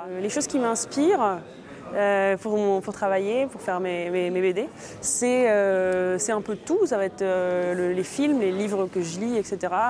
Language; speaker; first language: French; native; French